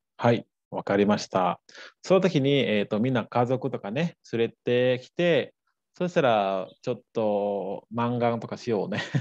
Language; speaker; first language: Japanese; non-native, fluent; Balinese